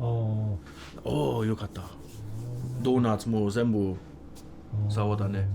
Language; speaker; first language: Japanese; non-native, learner; German